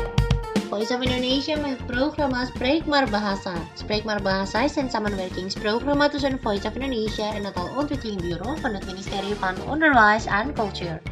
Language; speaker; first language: Dutch; non-native, fluent; Indonesian